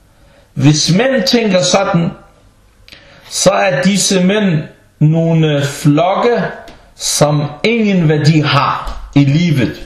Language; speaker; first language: Danish; non-native, local second language; Arabic